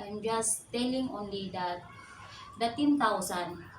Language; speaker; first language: English; non-native, local second language; Cebuano